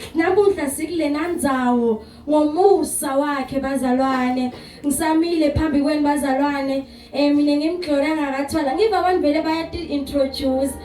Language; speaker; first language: Zulu; non-native, local second language; Swati